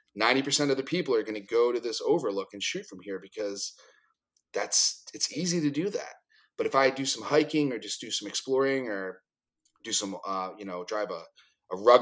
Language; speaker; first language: English; native; English